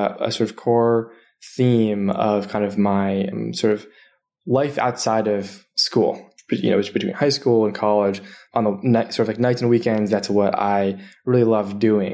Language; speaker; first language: English; native; English